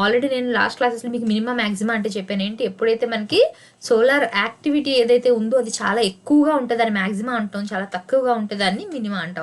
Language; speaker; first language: Telugu; native; Telugu